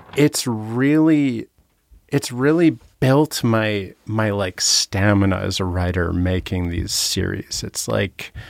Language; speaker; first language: English; native; English